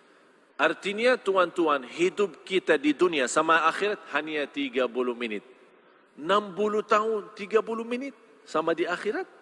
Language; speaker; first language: Indonesian; non-native, fluent; Arabic